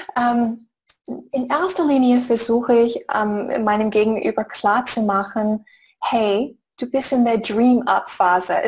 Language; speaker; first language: German; non-native, fluent; English